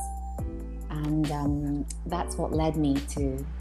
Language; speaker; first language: English; non-native, fluent; Japanese